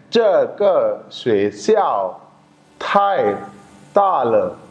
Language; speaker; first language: Chinese; non-native, fluent; Urdu